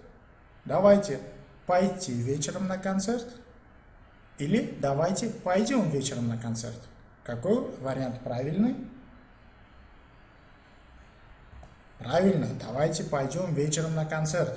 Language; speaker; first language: Russian; non-native, local second language; Uzbek